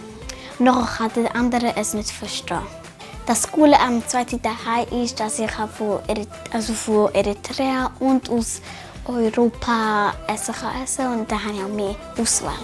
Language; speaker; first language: German; early bilingual, other home language; Tigrinya